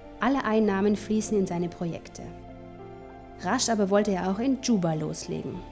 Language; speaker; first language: German; native; German